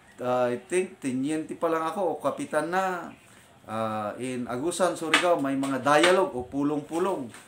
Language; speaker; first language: Filipino; non-native, local second language; Iloko